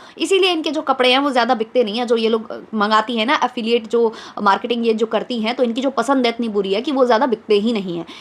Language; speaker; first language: Hindi; native; Hindi